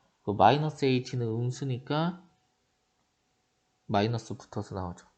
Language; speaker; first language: Korean; native; Korean